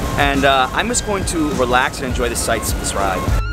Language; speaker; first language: English; native; English